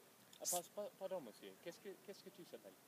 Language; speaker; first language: French; non-native, learner; English